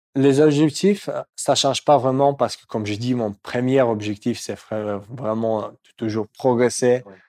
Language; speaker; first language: French; non-native, fluent; Russian